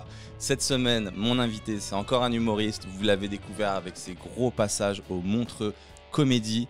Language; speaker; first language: French; native; French